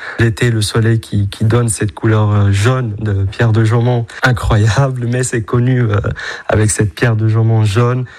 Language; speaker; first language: French; non-native, local second language; Arabic